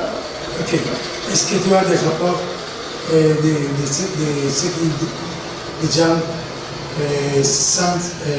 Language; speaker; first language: French; non-native, fluent; Spanish